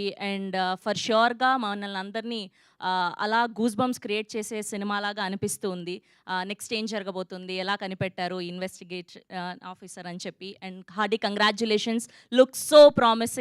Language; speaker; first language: Telugu; native; Telugu